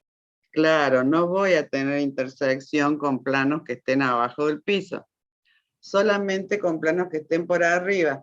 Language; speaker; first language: Spanish; native; Spanish